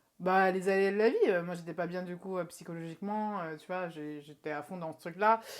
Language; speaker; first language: French; early bilingual, other home language; Japanese